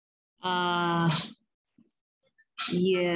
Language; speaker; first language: Chinese; non-native, learner; English